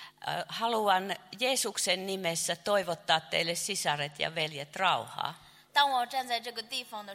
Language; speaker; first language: Finnish; non-native, fluent; Chinese